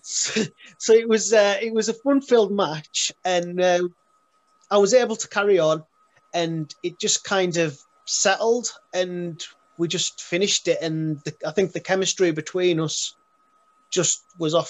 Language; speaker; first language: English; native; English